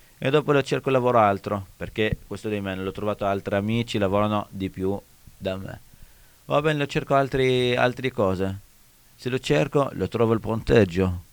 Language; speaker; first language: Italian; non-native, learner; Arabic